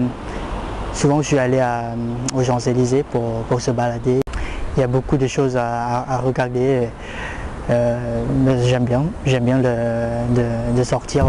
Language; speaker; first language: French; non-native, fluent; Lao